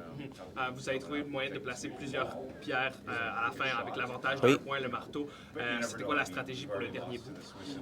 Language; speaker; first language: French; native; French